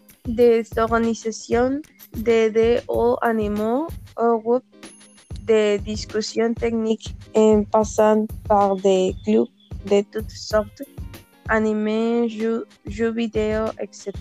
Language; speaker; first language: French; non-native, learner; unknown